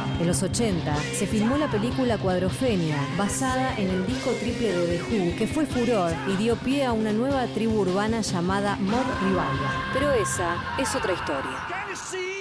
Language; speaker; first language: Spanish; native; Spanish